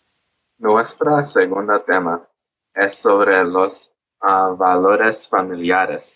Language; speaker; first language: Spanish; early bilingual, heritage; English